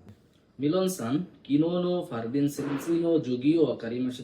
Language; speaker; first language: Japanese; non-native, learner; Bangla